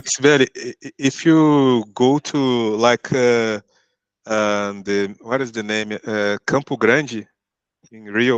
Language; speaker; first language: English; non-native, learner; Portuguese